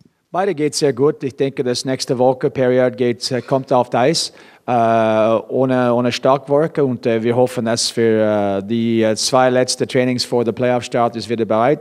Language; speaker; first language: German; non-native, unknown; English